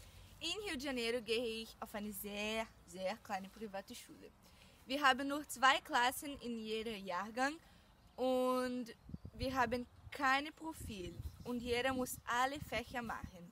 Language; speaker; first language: German; non-native, fluent; Portuguese